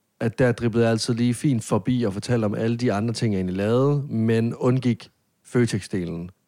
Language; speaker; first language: Danish; native; Danish